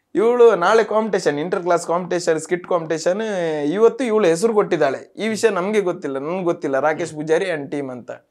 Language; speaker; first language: Kannada; non-native, local second language; Tulu